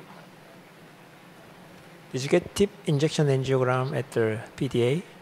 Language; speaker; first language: English; non-native, fluent; Korean